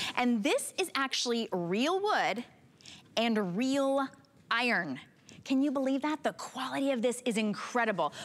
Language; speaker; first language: English; native; English